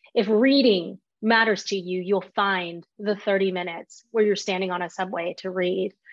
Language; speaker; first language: English; native; English